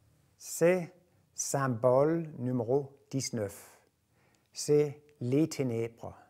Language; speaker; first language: French; non-native, fluent; Danish